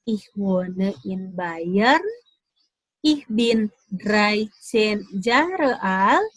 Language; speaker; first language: German; non-native, fluent; Indonesian